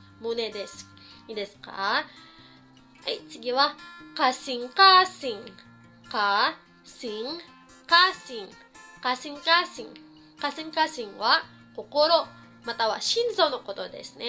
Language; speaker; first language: Japanese; non-native, fluent; Filipino